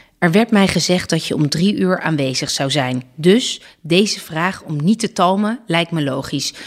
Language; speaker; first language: Dutch; native; Dutch